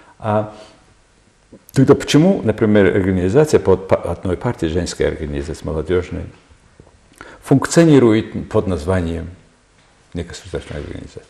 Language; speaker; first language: Russian; non-native, fluent; Mongolian